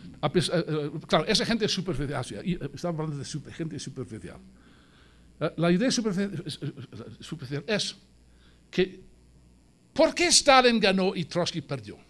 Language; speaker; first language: Spanish; non-native, fluent; English